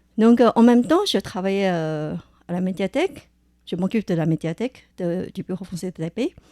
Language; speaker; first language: French; non-native, fluent; Chinese